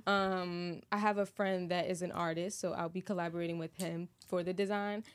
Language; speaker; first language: English; native; English